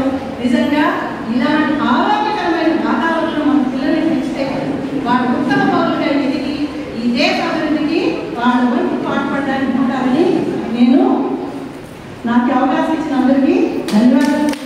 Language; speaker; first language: Telugu; native; Telugu